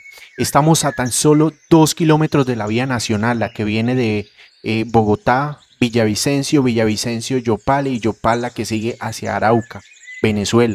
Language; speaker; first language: Spanish; native; Spanish